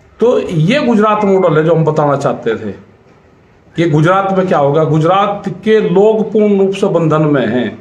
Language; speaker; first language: Hindi; native; Hindi